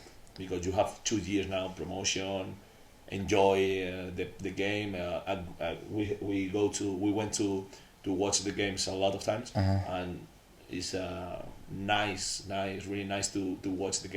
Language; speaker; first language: English; non-native, learner; Spanish